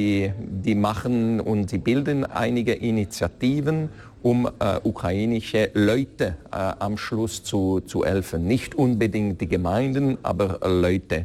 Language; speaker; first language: German; non-native, local second language; French